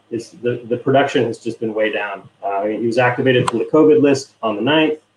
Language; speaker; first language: English; native; English